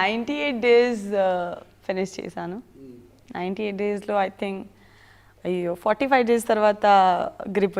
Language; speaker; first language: Telugu; non-native, learner; Gujarati